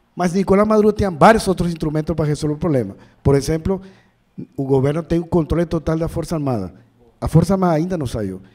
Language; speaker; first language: Portuguese; non-native, learner; Spanish